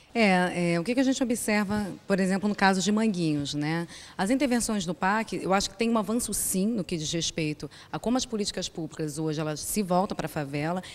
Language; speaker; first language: Portuguese; native; Portuguese